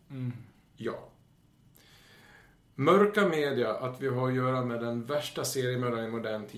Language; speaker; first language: Swedish; native; Swedish